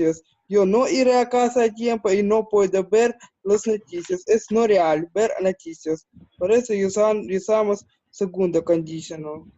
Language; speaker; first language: Spanish; non-native, learner; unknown